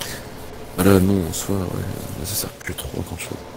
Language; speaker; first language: French; native; French